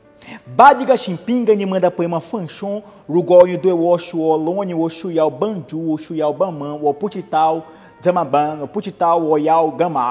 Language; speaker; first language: Chinese; non-native, fluent; Portuguese